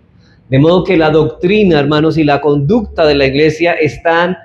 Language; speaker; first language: Spanish; native; Spanish